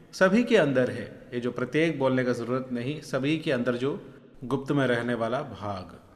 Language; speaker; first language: Hindi; non-native, local second language; Malayalam